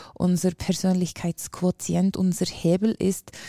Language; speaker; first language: German; native; German